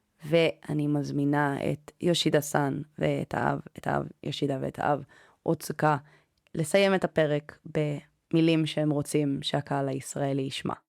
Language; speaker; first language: Hebrew; native; Hebrew